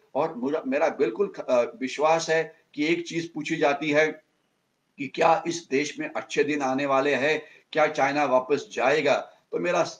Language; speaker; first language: Hindi; non-native, local second language; Marathi